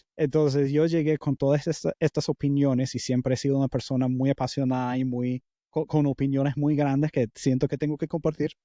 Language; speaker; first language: Spanish; non-native, fluent; English